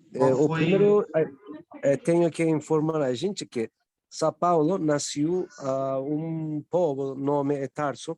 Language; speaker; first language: Portuguese; non-native, learner; Turkish